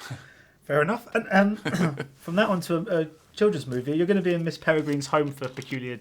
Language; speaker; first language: English; native; English